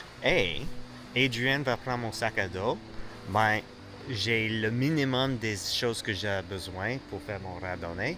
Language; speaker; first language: French; non-native, learner; English